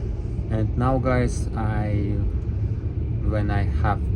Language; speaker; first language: English; non-native, learner; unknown